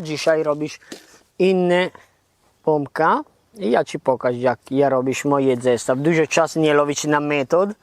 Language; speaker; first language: Polish; non-native, learner; Italian